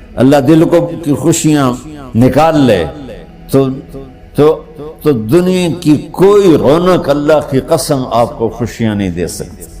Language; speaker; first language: Urdu; non-native, local second language; Punjabi